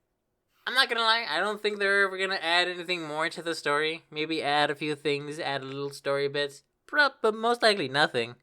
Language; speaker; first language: English; native; English